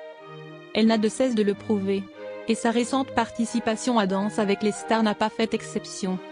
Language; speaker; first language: French; native; French